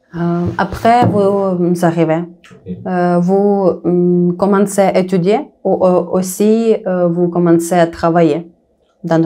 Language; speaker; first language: French; non-native, learner; Russian